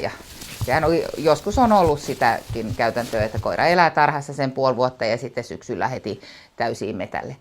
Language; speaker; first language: Finnish; native; Finnish